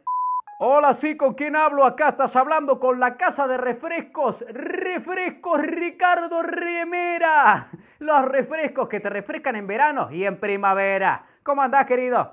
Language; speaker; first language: Spanish; native; Spanish